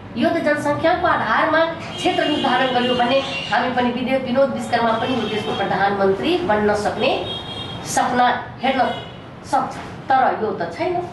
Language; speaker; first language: Nepali; non-native, local second language; Maithili